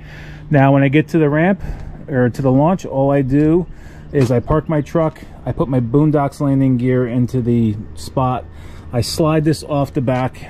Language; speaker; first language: English; native; English